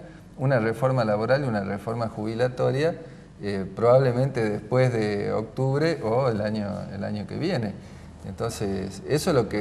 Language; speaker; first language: Spanish; native; Spanish